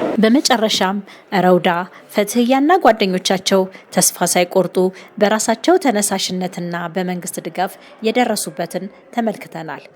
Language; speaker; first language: Amharic; native; Amharic